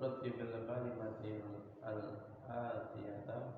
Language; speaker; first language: Arabic; non-native, learner; Indonesian